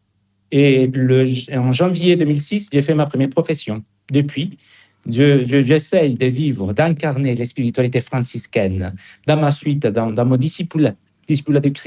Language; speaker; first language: French; non-native, fluent; Spanish